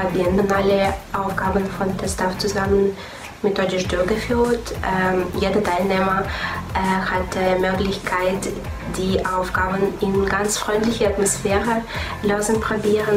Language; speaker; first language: German; non-native, fluent; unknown